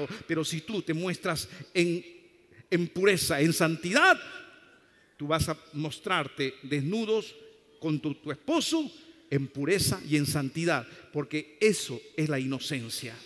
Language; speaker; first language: Spanish; native; Spanish